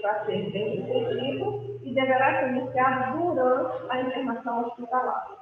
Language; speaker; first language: Portuguese; native; Portuguese